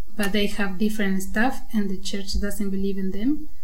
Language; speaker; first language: English; non-native, learner; Spanish